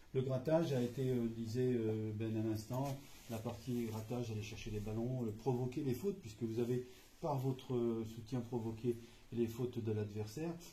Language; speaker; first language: French; native; French